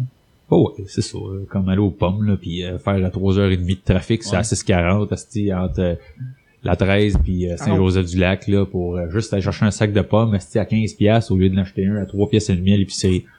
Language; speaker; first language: French; native; French